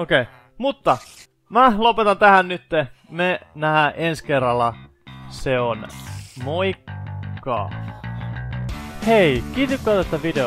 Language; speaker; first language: Finnish; native; Finnish